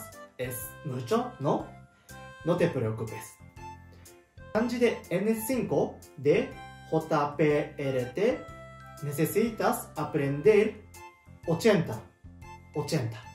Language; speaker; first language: Spanish; non-native, learner; Japanese